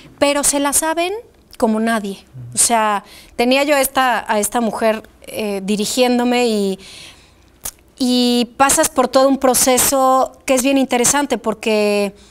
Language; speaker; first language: Spanish; early bilingual, other home language; Polish